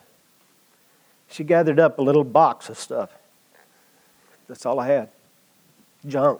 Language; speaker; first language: English; native; English